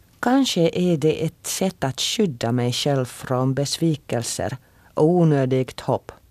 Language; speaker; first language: Swedish; non-native, local second language; Finnish